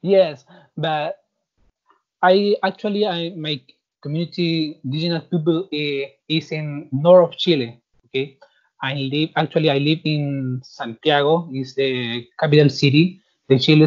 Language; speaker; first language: English; non-native, learner; Spanish